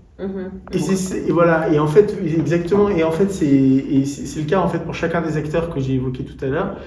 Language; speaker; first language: French; native; French